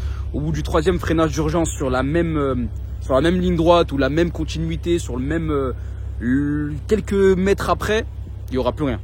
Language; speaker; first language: French; native; French